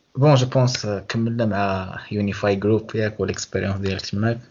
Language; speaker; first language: French; non-native, local second language; Arabic